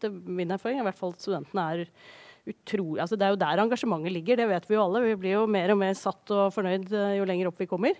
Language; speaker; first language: Norwegian; native; Norwegian